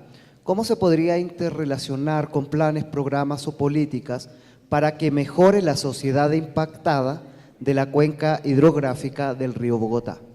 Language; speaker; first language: Spanish; native; Spanish